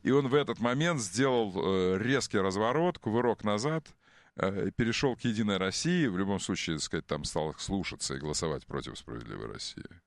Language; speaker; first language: Russian; native; Russian